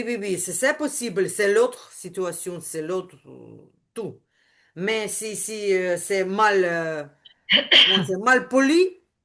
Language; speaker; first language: French; non-native, learner; Ukrainian